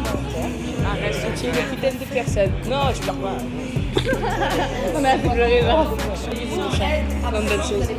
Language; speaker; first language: French; native; French